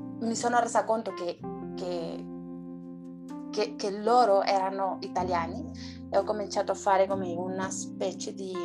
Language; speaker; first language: Italian; non-native, learner; Spanish